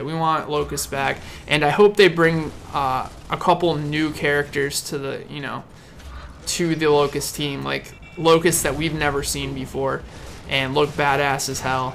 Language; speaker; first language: English; native; English